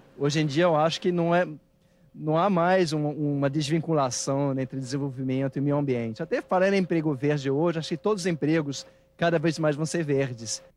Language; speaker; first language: Portuguese; non-native, fluent; French